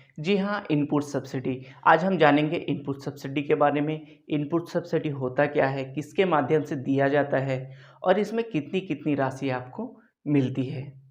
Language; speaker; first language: Hindi; native; Hindi